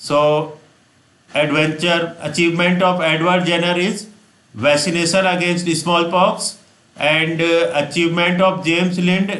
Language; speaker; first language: English; non-native, local second language; Hindi